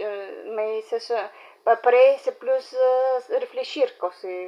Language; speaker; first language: French; non-native, learner; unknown